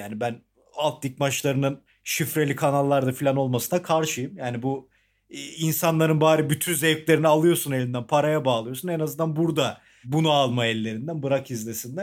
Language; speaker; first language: Turkish; native; Turkish